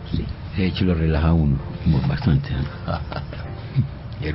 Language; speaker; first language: Spanish; native; Spanish